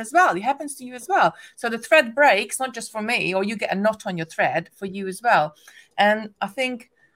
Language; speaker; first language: English; non-native, fluent; Hungarian